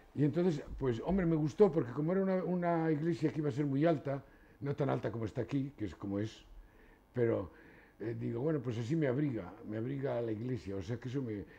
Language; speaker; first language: Spanish; native; Spanish